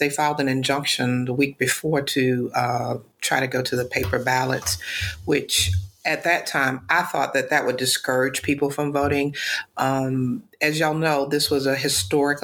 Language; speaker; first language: English; native; English